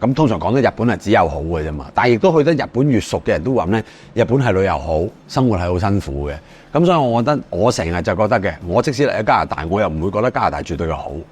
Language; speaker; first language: Cantonese; native; Cantonese